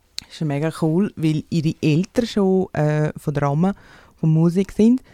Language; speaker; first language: German; non-native, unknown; Portuguese